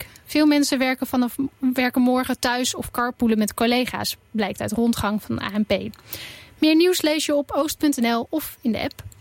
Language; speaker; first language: Dutch; native; Dutch